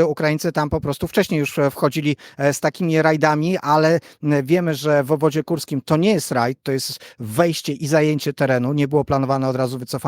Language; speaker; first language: Polish; native; Polish